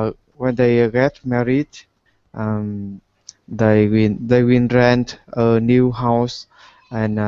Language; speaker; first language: English; non-native, learner; Vietnamese